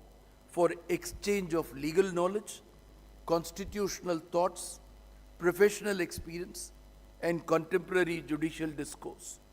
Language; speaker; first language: English; non-native, local second language; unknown